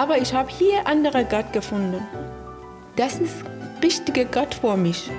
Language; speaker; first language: German; non-native, learner; Persian